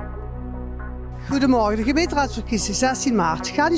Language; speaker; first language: Dutch; native; Dutch